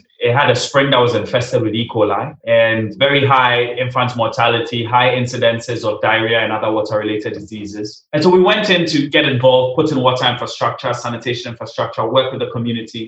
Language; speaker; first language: English; non-native, local second language; Akan